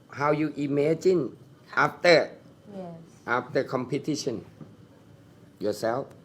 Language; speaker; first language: English; non-native, learner; Thai